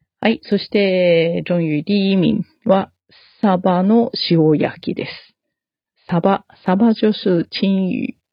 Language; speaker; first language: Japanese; non-native, fluent; Chinese